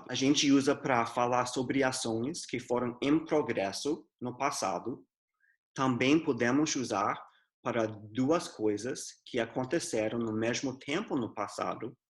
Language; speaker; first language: Portuguese; non-native, fluent; English